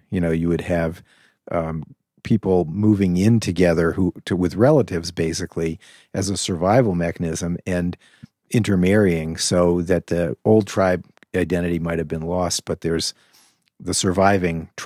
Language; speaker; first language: English; native; English